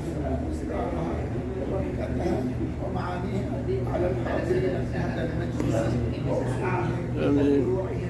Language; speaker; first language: Arabic; native; Arabic